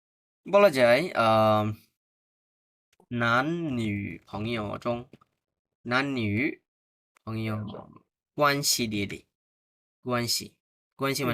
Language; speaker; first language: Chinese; non-native, fluent; Bangla